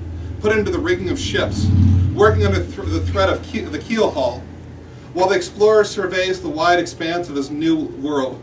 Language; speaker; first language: English; native; English